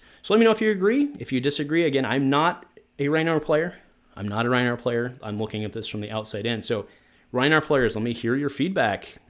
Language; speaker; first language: English; native; English